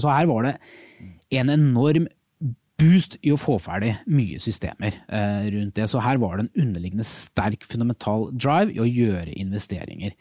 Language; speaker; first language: Norwegian; native; Norwegian